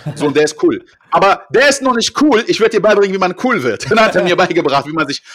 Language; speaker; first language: German; early bilingual, other home language; French